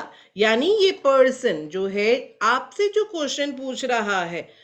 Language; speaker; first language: Hindi; native; Hindi